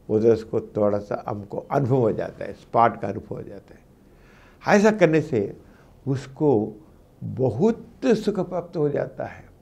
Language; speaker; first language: Hindi; non-native, local second language; Telugu